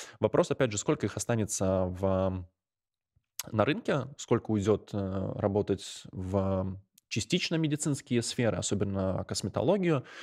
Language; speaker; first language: Russian; non-native, local second language; Latvian